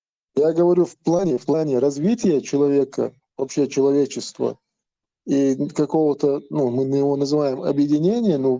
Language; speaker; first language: Russian; non-native, local second language; Chechen